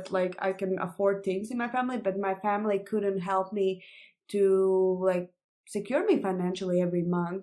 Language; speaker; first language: English; non-native, fluent; Latvian